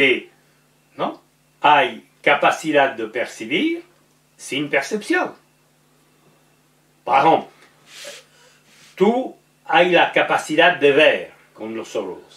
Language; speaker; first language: Spanish; non-native, learner; French